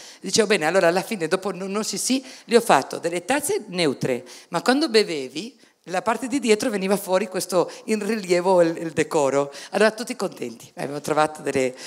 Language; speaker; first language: Italian; non-native, fluent; Spanish